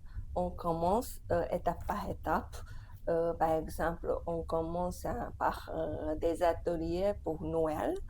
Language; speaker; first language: French; non-native, fluent; Japanese